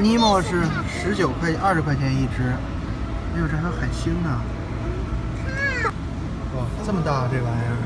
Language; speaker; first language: Chinese; native; Chinese